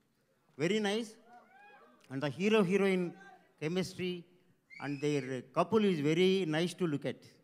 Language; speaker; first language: Telugu; native; Telugu